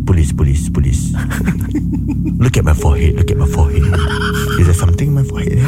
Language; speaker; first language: English; non-native, local second language; Malay